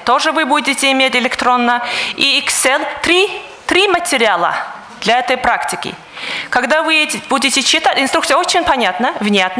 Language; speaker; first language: Russian; non-native, fluent; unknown